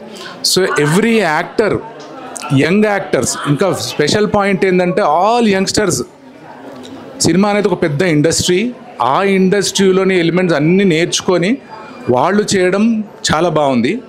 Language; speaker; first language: Telugu; native; Telugu